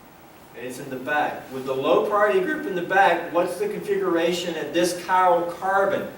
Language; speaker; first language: English; native; English